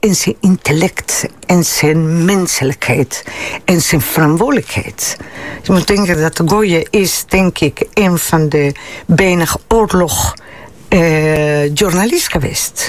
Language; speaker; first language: Dutch; non-native, fluent; Spanish